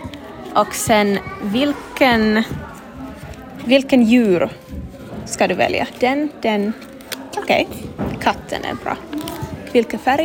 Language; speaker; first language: Swedish; non-native, learner; Finnish